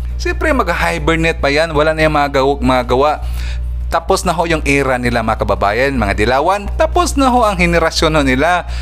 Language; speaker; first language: Filipino; non-native, local second language; Cebuano